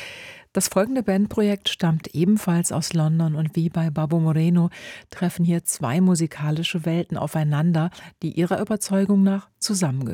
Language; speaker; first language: German; native; German